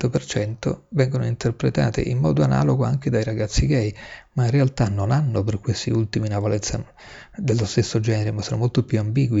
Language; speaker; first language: Italian; native; Italian